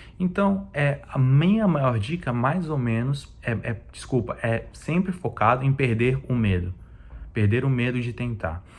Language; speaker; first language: Portuguese; native; Portuguese